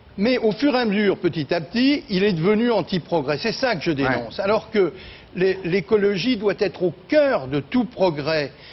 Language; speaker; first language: French; native; French